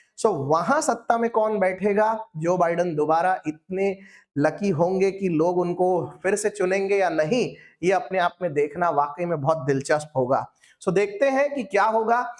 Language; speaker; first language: Hindi; non-native, local second language; Marathi